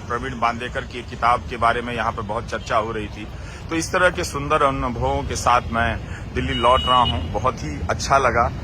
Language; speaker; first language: Hindi; native; Hindi